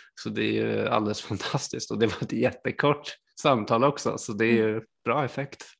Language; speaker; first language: Swedish; native; Swedish